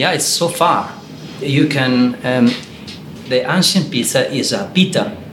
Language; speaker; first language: English; non-native, learner; Italian